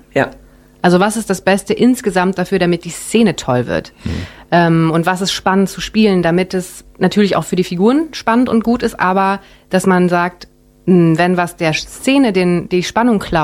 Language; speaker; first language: German; native; German